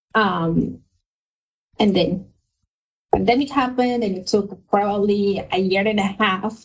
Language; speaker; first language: English; non-native, fluent; Spanish